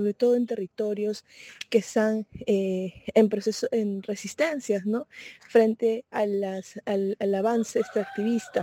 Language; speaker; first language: Spanish; native; Spanish